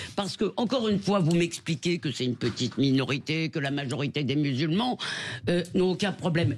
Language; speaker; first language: French; native; French